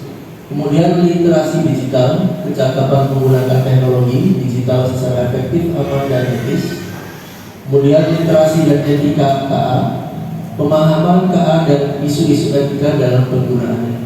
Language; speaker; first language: Indonesian; native; Indonesian